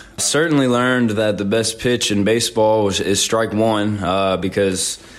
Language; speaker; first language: English; native; English